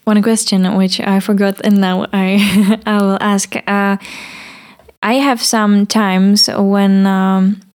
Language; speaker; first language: English; non-native, learner; Czech